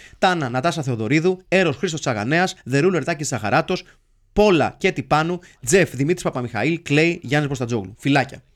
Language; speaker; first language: Greek; native; Greek